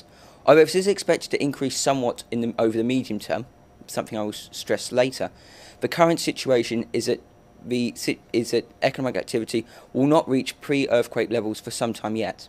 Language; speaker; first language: English; native; English